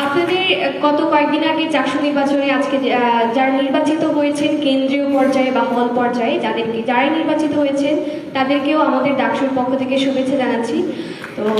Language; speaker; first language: Bangla; non-native, local second language; Chakma